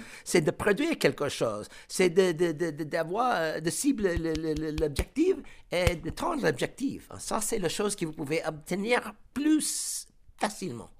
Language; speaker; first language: French; non-native, fluent; English